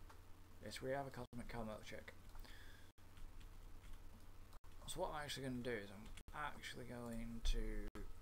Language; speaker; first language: English; native; English